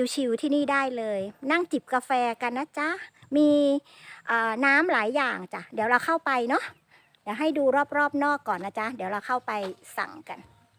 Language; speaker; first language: Thai; native; Thai